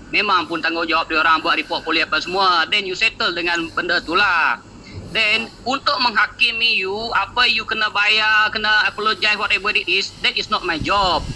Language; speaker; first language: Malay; non-native, local second language; Iban